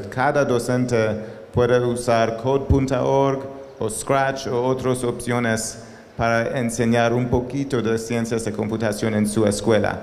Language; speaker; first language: Spanish; non-native, learner; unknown